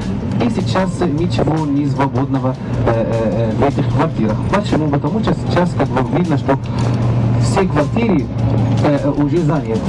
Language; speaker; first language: Russian; non-native, fluent; Arabic